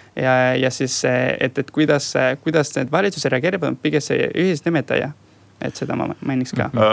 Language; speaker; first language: Estonian; non-native, fluent; Spanish